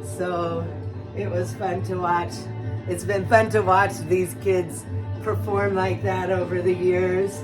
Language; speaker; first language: English; native; English